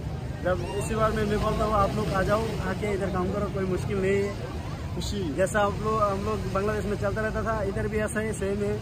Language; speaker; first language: Hindi; non-native, learner; Bangla